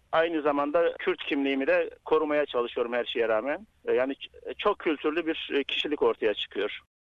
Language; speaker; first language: Turkish; non-native, local second language; Kurdish